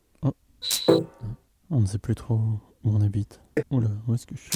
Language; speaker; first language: French; native; French